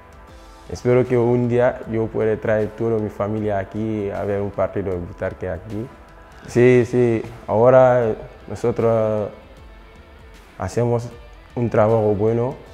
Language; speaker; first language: Spanish; non-native, learner; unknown